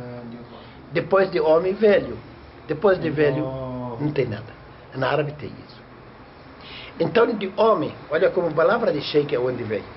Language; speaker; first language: Portuguese; non-native, learner; Arabic